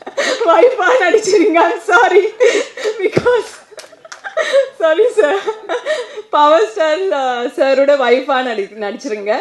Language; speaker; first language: Tamil; non-native, fluent; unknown